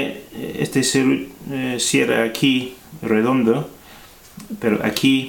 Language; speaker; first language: Spanish; non-native, fluent; English